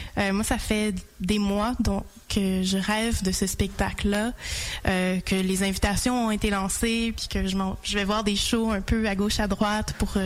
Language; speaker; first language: French; native; French